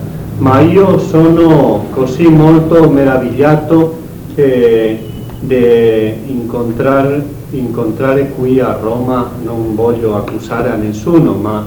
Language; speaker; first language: Italian; non-native, learner; Spanish